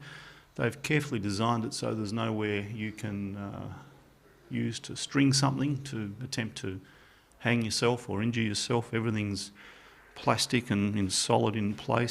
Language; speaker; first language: English; native; English